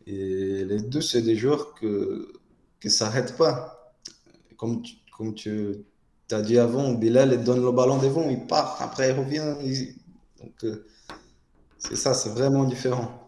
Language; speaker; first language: French; non-native, fluent; Portuguese